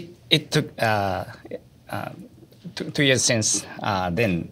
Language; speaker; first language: English; non-native, fluent; Japanese